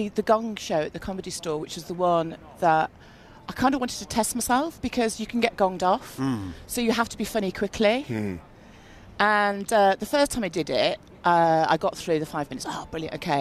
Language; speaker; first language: English; native; English